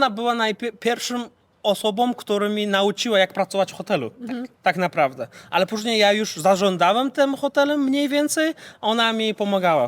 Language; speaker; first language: Polish; non-native, fluent; Uzbek